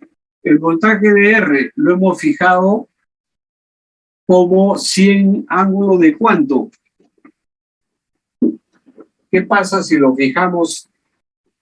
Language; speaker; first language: Spanish; native; Spanish